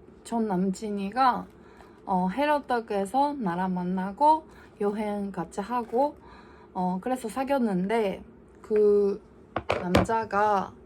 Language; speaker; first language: Korean; non-native, learner; Japanese